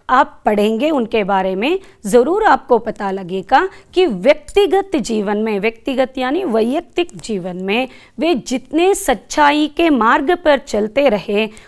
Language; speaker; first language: Hindi; non-native, local second language; Kannada